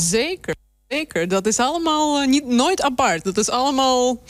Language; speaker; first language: Dutch; non-native, fluent; Russian